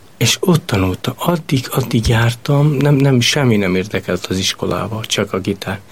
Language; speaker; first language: Hungarian; non-native, local second language; Romany